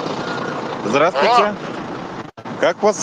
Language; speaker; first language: Russian; non-native, local second language; Kyrgyz